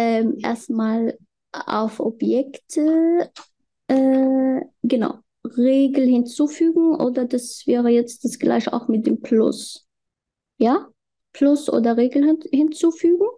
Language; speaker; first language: German; non-native, fluent; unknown